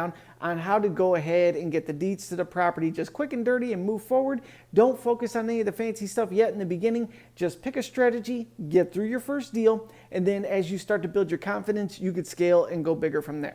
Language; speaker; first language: English; native; English